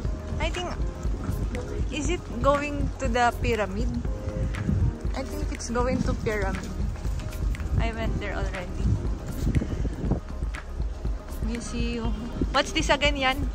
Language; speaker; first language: English; non-native, local second language; Filipino